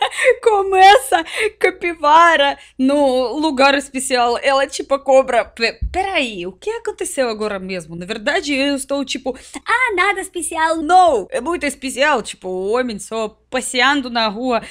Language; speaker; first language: Portuguese; non-native, learner; Russian